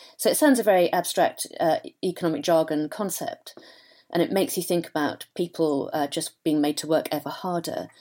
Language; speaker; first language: English; native; English